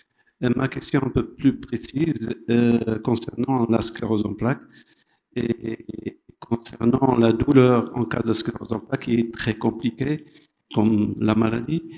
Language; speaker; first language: French; non-native, local second language; Arabic